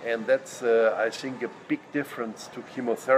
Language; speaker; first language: English; non-native, fluent; German